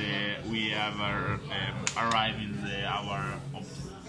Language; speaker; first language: English; non-native, fluent; Italian